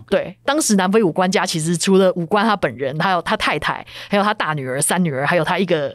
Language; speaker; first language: Chinese; native; Chinese